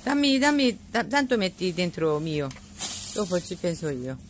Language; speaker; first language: Italian; non-native, learner; Korean